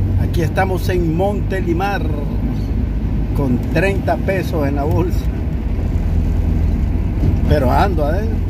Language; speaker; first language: Spanish; native; Spanish